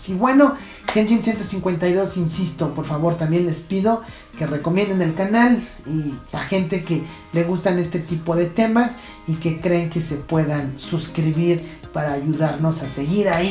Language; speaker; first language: Spanish; native; Spanish